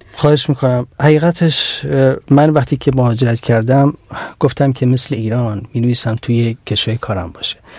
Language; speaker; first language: Persian; non-native, local second language; Central Kurdish